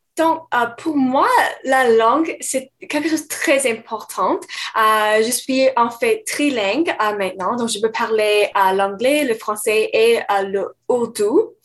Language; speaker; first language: French; non-native, fluent; English